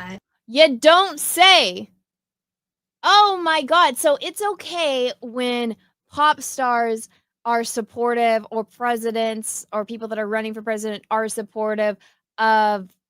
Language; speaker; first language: English; native; English